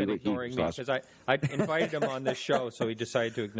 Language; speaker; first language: English; native; English